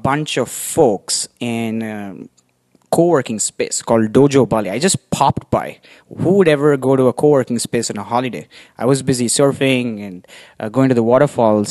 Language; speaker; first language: English; non-native, local second language; Tamil